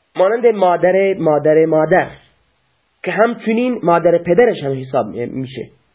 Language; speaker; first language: Persian; non-native, local second language; Baluchi